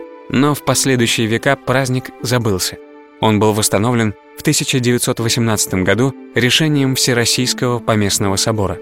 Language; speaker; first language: Russian; native; Russian